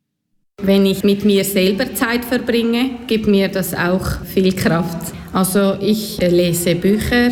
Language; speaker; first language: German; early bilingual, other home language; Turkish